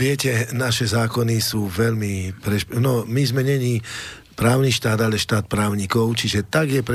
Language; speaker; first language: Slovak; native; Slovak